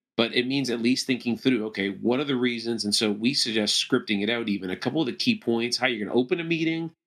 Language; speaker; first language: English; native; English